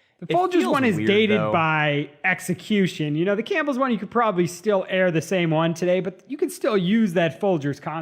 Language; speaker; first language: English; native; English